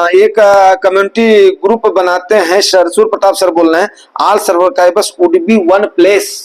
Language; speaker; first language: Hindi; non-native, local second language; Gujarati